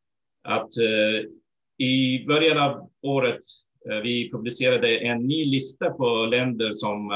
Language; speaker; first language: Swedish; non-native, fluent; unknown